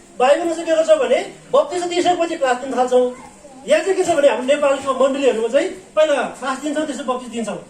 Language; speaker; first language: Nepali; non-native, local second language; Eastern Tamang